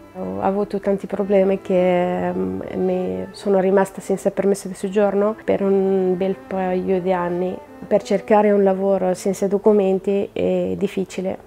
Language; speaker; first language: Italian; non-native, fluent; Arabic